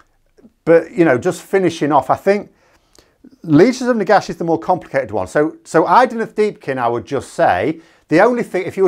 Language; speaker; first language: English; native; English